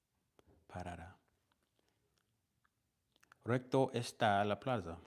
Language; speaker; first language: Spanish; non-native, learner; English